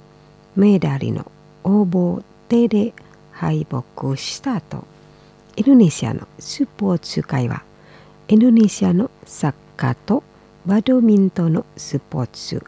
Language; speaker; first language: Japanese; non-native, fluent; Indonesian